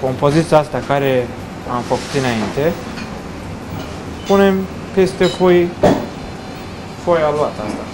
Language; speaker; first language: Romanian; non-native, learner; Turkish